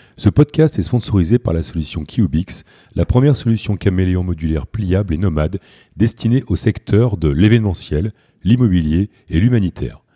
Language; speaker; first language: French; native; French